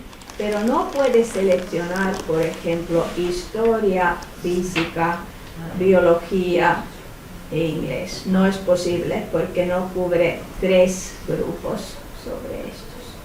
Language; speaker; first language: Spanish; non-native, fluent; Finnish